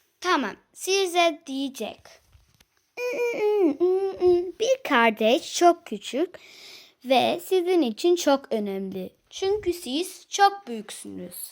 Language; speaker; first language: Turkish; early bilingual, heritage; Turkish